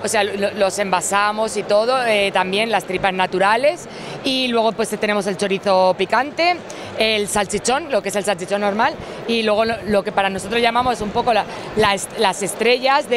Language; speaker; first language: Spanish; native; Spanish